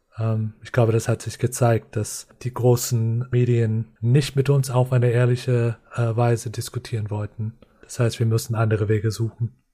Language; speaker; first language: German; non-native, fluent; English